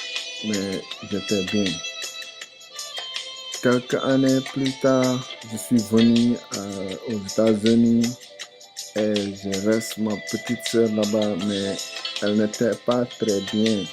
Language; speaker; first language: French; non-native, learner; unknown